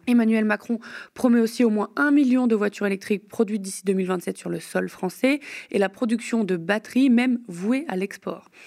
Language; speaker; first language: French; native; French